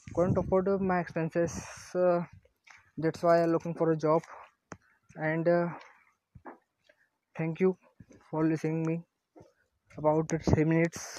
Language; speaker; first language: English; non-native, learner; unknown